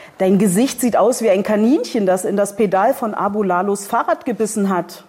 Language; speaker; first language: German; native; German